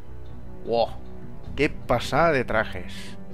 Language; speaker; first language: Spanish; native; Spanish